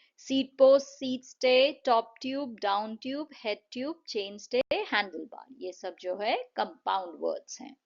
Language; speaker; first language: Hindi; native; Hindi